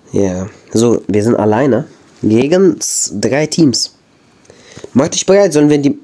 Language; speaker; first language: German; native; German